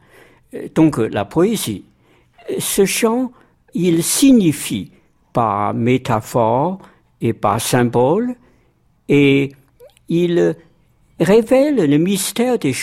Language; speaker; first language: French; non-native, fluent; Chinese